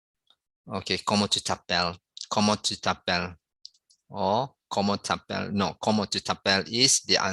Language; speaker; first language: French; non-native, fluent; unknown